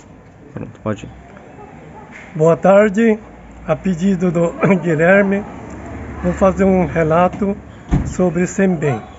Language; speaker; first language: Portuguese; non-native, fluent; Japanese